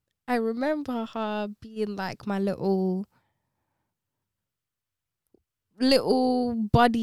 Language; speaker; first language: English; early bilingual, other home language; Konkani